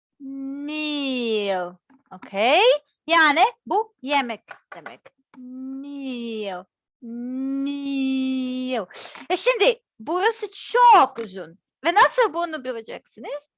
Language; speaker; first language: Turkish; non-native, learner; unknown